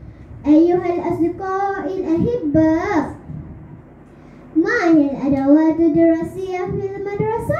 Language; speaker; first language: Arabic; non-native, learner; Malay